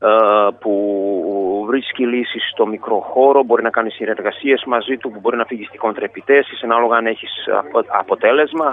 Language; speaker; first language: Greek; non-native, fluent; Serbian